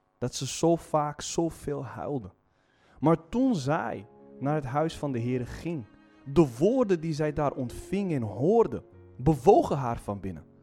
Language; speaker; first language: Dutch; non-native, fluent; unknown